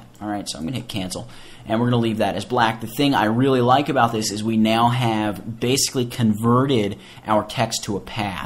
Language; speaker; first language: English; native; English